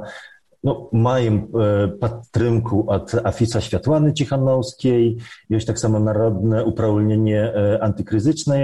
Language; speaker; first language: Polish; non-native, local second language; Belarusian